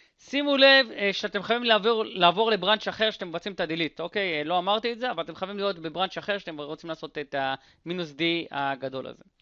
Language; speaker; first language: Hebrew; native; Hebrew